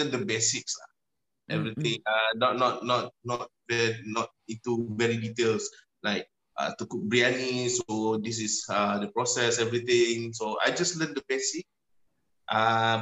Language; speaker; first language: English; non-native, local second language; Malay